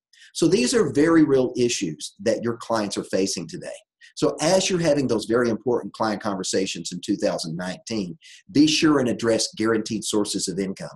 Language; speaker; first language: English; native; English